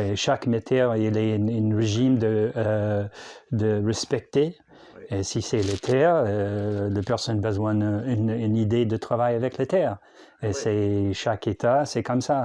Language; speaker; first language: French; non-native, learner; English